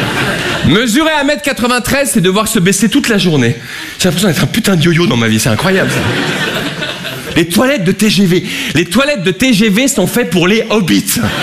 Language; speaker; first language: French; native; French